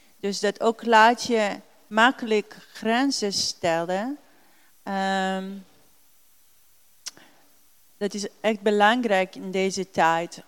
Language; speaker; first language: Dutch; non-native, learner; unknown